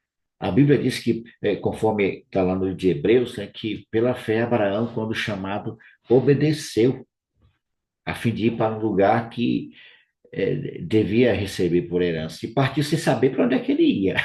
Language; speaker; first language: Portuguese; native; Portuguese